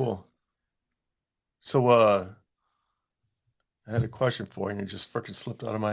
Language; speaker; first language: English; native; English